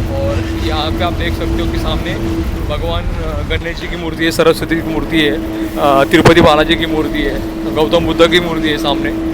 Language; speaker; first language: Hindi; non-native, local second language; Marathi